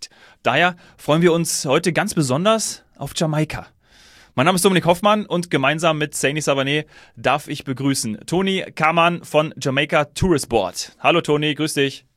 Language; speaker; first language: German; native; German